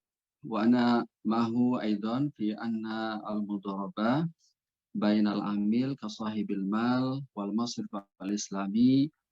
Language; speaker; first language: Arabic; non-native, fluent; Indonesian